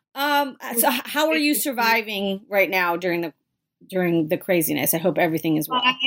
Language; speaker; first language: English; native; English